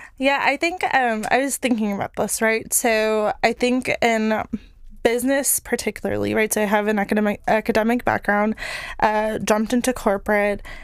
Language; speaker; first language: English; early bilingual, other home language; Bosnian